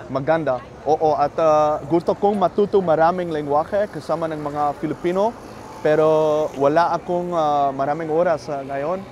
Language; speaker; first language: Filipino; non-native, learner; Dutch